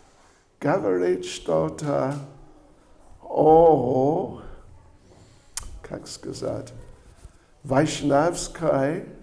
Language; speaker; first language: Russian; non-native, learner; English